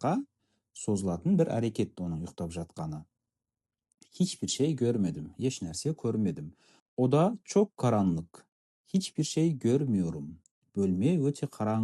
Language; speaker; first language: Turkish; non-native, fluent; Kazakh